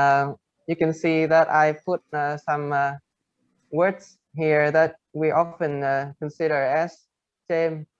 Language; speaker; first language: English; non-native, fluent; Vietnamese